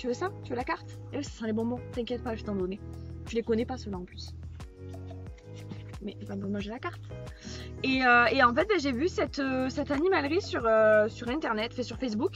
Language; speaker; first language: French; native; French